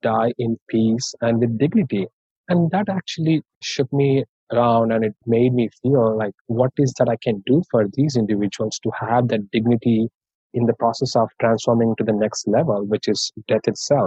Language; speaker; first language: English; non-native, local second language; Telugu